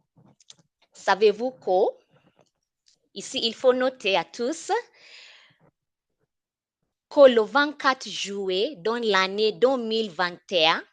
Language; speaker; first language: French; non-native, fluent; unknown